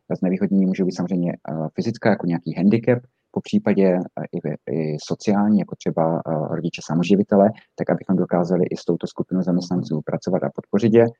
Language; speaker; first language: Czech; native; Czech